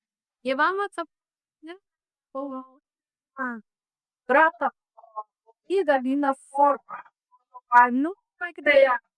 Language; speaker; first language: Spanish; non-native, learner; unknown